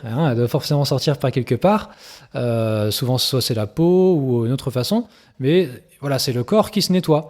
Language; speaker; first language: French; native; French